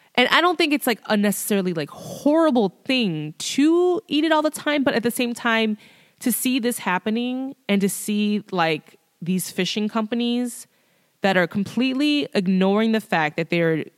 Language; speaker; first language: English; early bilingual, other home language; Thai